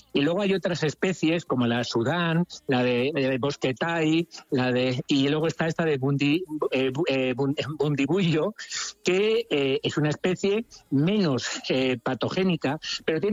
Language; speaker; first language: Spanish; native; Spanish